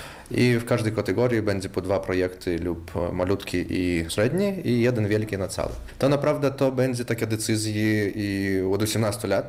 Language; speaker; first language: Polish; non-native, local second language; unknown